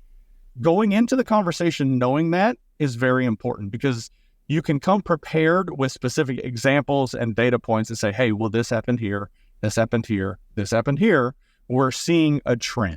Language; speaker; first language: English; native; English